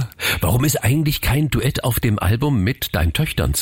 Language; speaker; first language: German; native; German